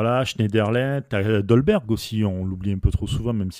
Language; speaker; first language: French; native; French